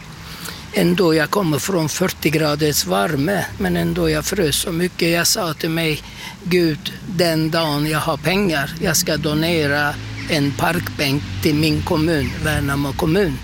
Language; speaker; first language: Swedish; non-native, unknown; Turkish